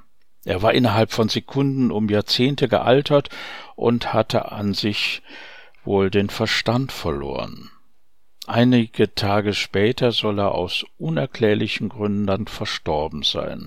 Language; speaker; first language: German; native; German